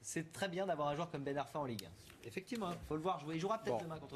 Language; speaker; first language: French; native; French